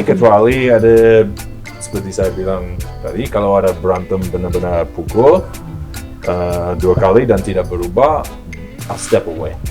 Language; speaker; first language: Indonesian; non-native, learner; English